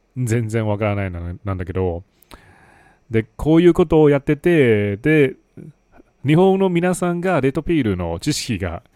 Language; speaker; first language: Japanese; non-native, fluent; Chinese